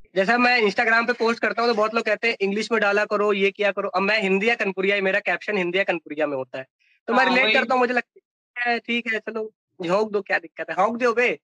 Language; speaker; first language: Hindi; native; Hindi